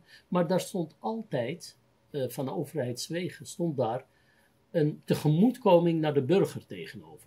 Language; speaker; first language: Dutch; native; Dutch